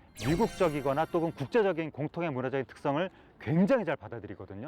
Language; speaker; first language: Korean; native; Korean